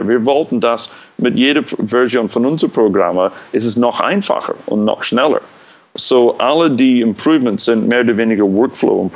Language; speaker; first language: German; non-native, fluent; English